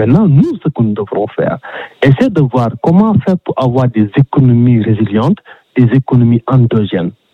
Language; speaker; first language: French; non-native, local second language; Wolof